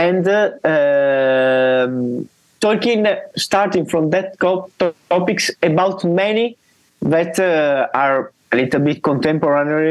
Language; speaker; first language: English; non-native, learner; Italian